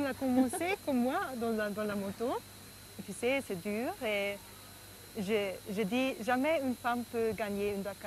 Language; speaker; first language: French; non-native, fluent; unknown